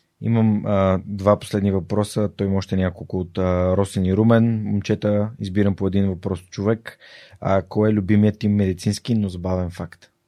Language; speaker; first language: Bulgarian; native; Bulgarian